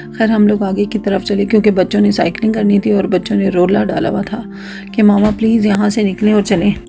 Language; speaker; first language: Urdu; native; Urdu